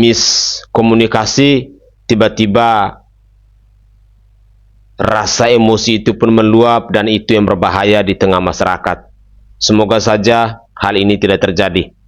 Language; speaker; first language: Indonesian; native; Indonesian